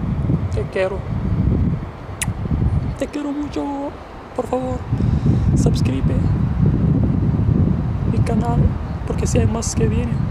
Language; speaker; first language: Spanish; non-native, learner; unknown